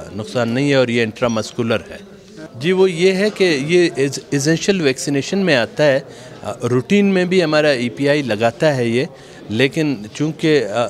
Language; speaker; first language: Urdu; non-native, local second language; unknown